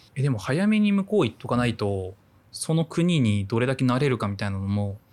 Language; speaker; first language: Japanese; native; Japanese